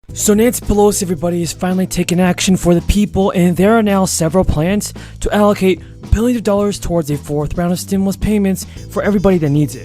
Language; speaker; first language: English; native; English